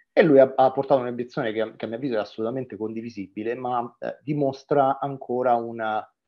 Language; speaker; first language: Italian; native; Italian